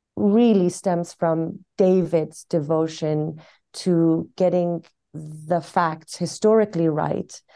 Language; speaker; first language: English; non-native, fluent; Persian